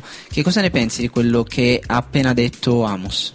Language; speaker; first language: Italian; native; Italian